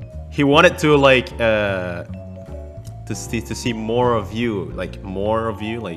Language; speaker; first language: English; non-native, fluent; Indonesian